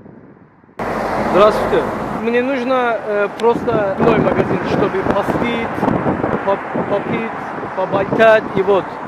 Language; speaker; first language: Russian; non-native, learner; Turkish